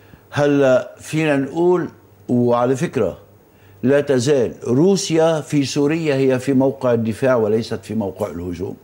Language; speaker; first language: Arabic; native; Arabic